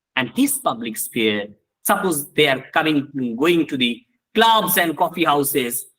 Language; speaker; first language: English; non-native, local second language; Bangla